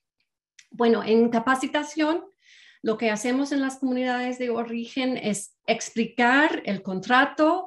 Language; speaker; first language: Spanish; non-native, fluent; English